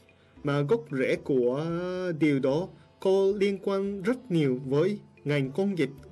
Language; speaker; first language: Vietnamese; non-native, fluent; Japanese